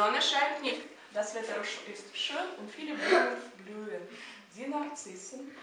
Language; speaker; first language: German; non-native, fluent; Russian